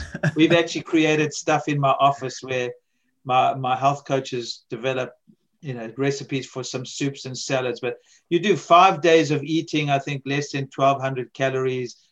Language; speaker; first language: English; native; English